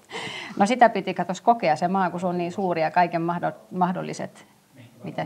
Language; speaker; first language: Finnish; non-native, local second language; Swedish